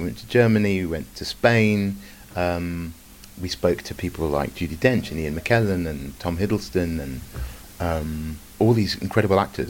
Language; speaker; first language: English; native; English